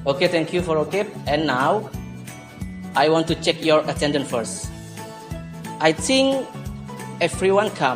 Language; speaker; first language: English; non-native, learner; Indonesian